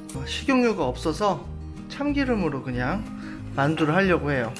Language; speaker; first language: Korean; native; Korean